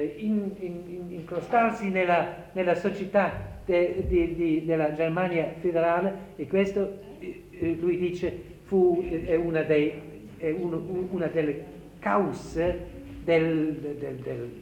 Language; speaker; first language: Italian; non-native, fluent; German